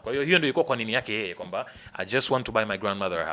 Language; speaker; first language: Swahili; native; Swahili